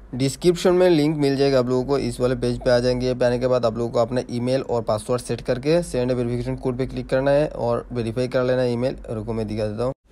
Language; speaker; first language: Hindi; native; Hindi